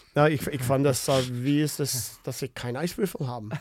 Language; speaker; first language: German; non-native, fluent; English